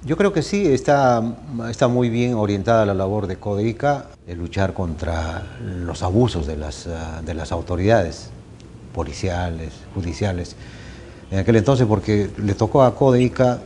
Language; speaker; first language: Spanish; native; Spanish